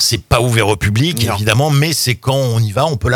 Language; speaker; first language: French; native; French